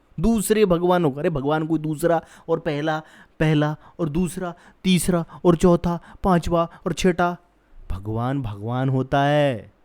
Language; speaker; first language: Hindi; native; Hindi